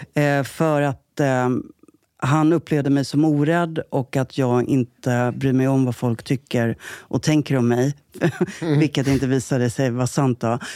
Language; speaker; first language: Swedish; native; Swedish